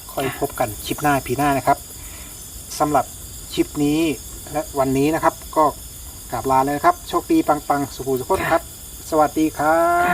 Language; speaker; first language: Thai; native; Thai